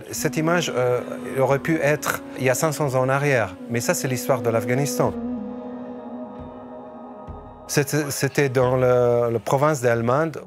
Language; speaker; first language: French; early bilingual, other home language; Persian